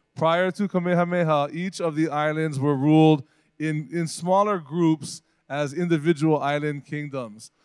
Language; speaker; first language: English; native; English